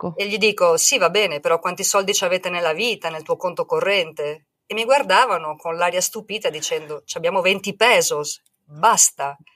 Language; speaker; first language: Italian; native; Italian